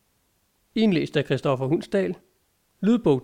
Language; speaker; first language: Danish; native; Danish